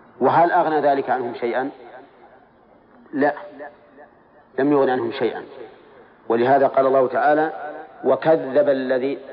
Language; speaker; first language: Arabic; native; Arabic